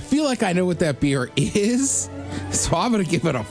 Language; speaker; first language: English; native; English